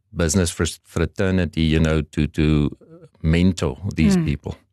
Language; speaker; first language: English; non-native, local second language; Afrikaans